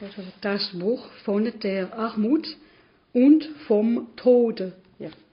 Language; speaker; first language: German; non-native, learner; French